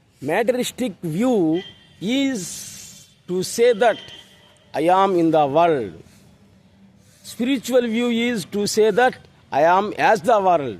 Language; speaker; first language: English; non-native, local second language; Telugu